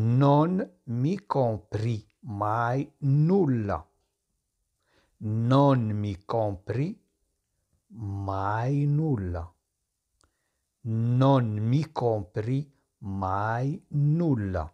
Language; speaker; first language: Italian; non-native, fluent; Arabic